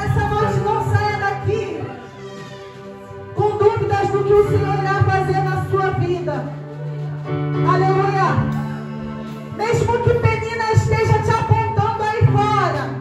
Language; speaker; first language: Portuguese; native; Portuguese